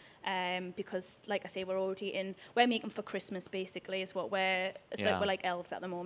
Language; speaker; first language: English; native; English